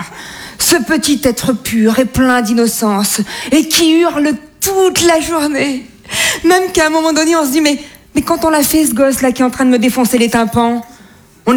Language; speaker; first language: French; native; French